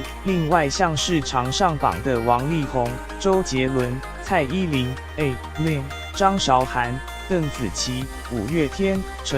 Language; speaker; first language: Chinese; native; Chinese